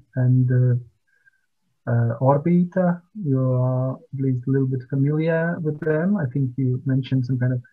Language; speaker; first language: English; non-native, fluent; Latvian